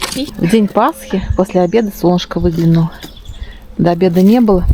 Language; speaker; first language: Russian; native; Russian